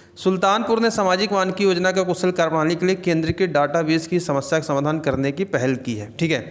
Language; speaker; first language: Hindi; native; Hindi